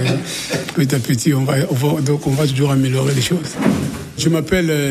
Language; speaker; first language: French; non-native, local second language; Lingala